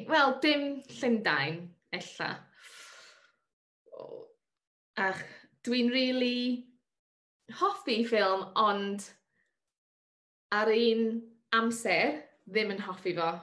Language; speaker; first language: Welsh; non-native, learner; English